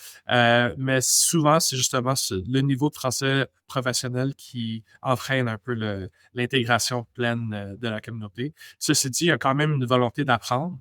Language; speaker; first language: French; non-native, local second language; English